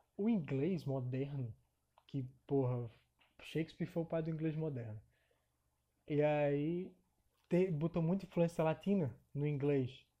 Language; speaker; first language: Portuguese; native; Portuguese